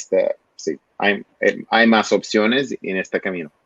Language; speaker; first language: Spanish; non-native, learner; English